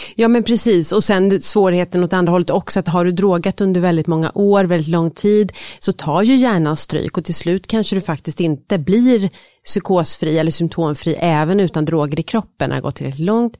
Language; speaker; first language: Swedish; native; Swedish